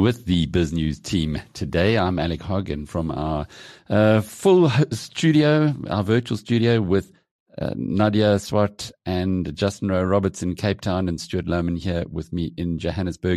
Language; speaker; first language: English; native; English